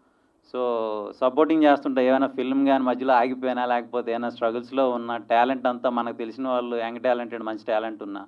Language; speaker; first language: Telugu; native; Telugu